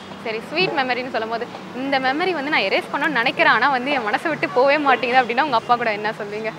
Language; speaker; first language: Tamil; native; Tamil